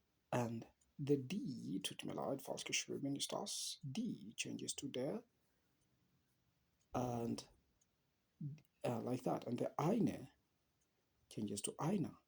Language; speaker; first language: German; non-native, learner; English